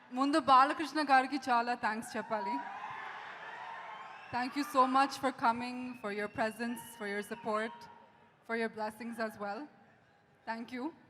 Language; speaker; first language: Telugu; non-native, fluent; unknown